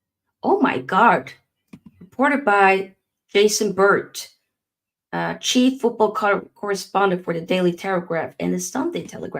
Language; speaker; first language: English; native; English